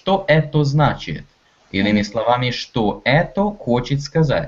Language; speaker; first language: Russian; native; Russian